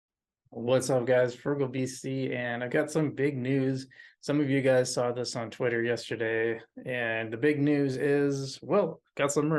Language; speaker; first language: English; native; English